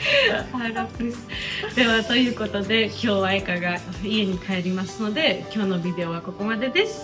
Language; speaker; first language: Japanese; non-native, learner; Georgian